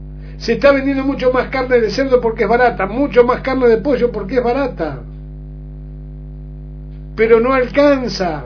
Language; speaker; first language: Spanish; native; Spanish